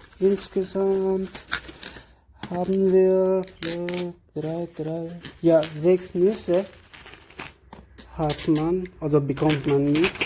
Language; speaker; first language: German; non-native, fluent; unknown